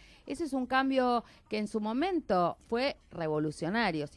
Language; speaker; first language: Spanish; native; Spanish